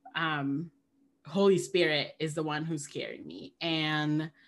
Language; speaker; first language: English; early bilingual, other home language; Spanish